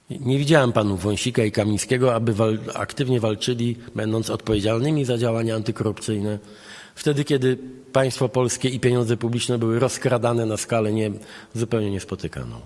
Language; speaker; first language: Polish; native; Polish